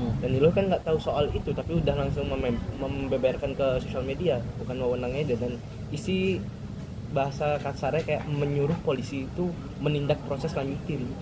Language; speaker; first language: Indonesian; native; Indonesian